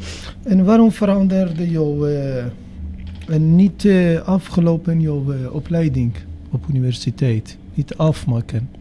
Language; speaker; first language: Dutch; non-native, learner; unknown